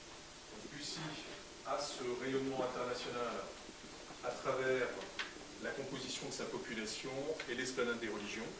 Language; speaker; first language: French; native; French